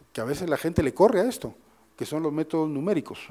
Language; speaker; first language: Spanish; native; Spanish